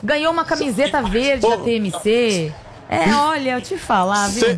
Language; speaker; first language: Portuguese; native; Portuguese